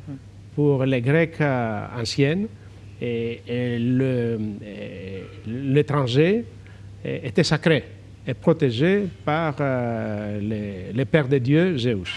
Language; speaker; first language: French; non-native, fluent; Greek